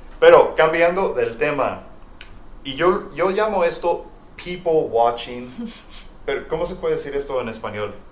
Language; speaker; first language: Spanish; non-native, fluent; English